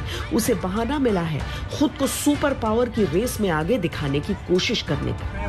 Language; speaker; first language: Hindi; native; Hindi